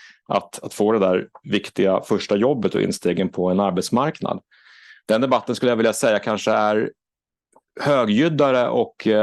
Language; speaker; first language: Swedish; native; Swedish